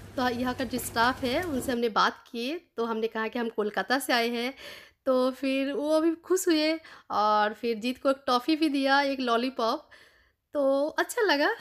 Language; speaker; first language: Hindi; non-native, local second language; Bangla